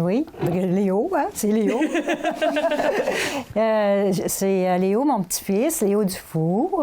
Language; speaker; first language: French; native; French